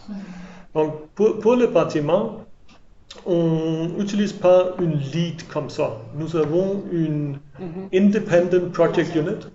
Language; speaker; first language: French; non-native, learner; English